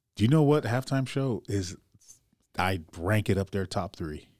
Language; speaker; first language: English; native; English